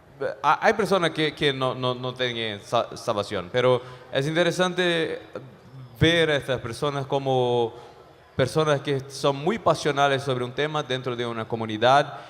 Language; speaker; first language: Spanish; non-native, fluent; Portuguese